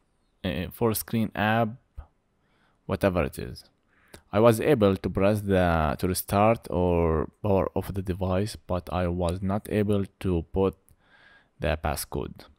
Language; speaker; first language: English; non-native, fluent; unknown